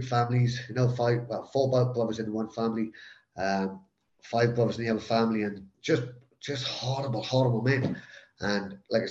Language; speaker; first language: English; native; English